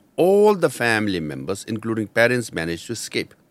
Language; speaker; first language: English; non-native, local second language; Nepali